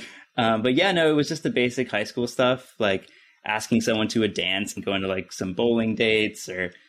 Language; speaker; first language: English; native; English